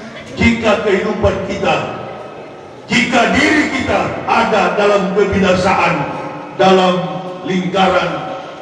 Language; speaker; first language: Indonesian; native; Indonesian